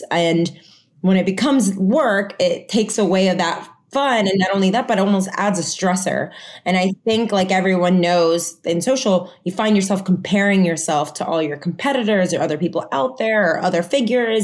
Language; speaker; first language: English; non-native, fluent; Spanish